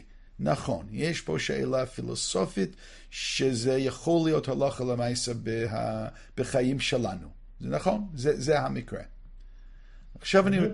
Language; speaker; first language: Hebrew; non-native, fluent; English